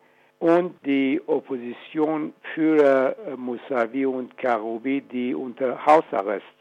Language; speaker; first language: German; non-native, fluent; Persian